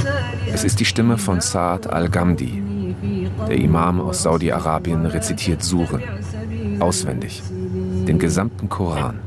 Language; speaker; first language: German; native; German